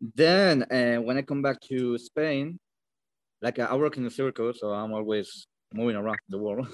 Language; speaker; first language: English; non-native, learner; Spanish